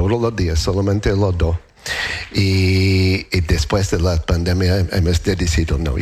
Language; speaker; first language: Spanish; non-native, learner; English